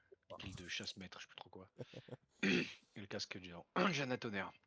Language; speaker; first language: French; native; French